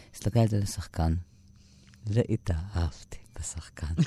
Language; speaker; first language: Hebrew; non-native, fluent; Russian